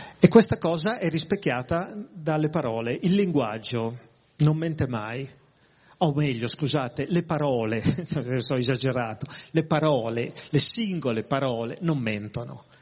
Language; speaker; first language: Italian; native; Italian